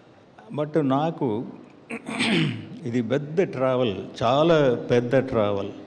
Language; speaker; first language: Telugu; non-native, learner; Tamil